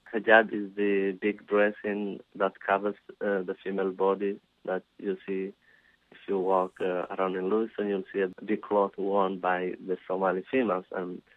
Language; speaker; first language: English; non-native, fluent; Somali